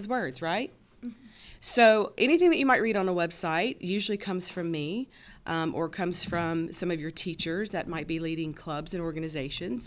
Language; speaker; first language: English; native; English